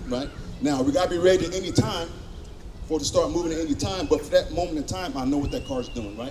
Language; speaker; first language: English; native; English